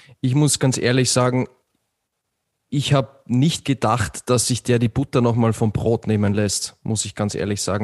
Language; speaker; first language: German; native; German